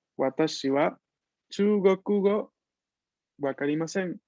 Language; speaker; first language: Japanese; non-native, fluent; Spanish